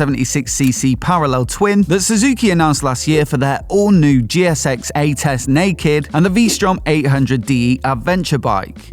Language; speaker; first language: English; native; English